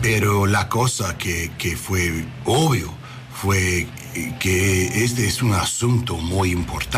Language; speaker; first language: Spanish; non-native, learner; English